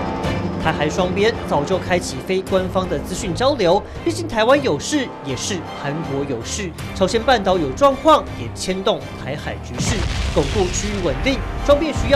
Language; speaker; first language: Chinese; native; Chinese